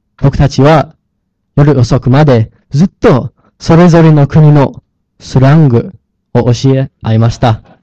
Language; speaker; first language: Japanese; non-native, learner; English